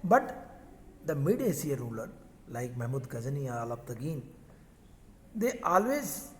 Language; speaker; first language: English; non-native, local second language; Hindi